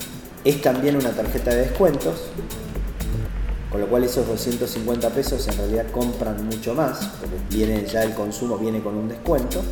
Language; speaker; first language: Spanish; native; Spanish